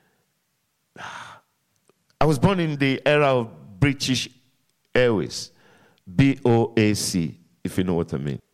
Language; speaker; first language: English; non-native, local second language; Yoruba